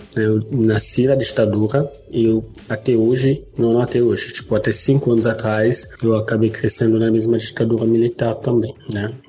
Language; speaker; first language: Portuguese; non-native, fluent; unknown